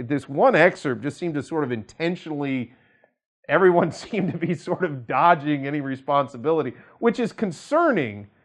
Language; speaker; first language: English; native; English